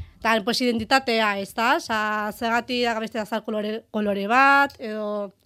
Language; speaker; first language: Basque; early bilingual, heritage; Basque